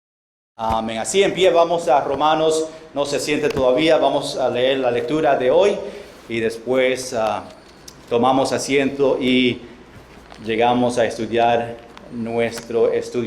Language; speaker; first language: Spanish; non-native, fluent; English